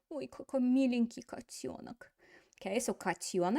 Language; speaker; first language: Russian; non-native, fluent; English